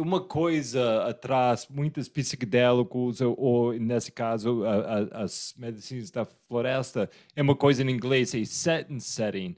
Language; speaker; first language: Portuguese; non-native, fluent; English